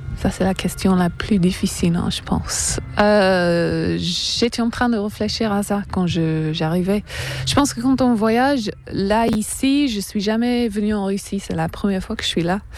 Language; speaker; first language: French; non-native, fluent; English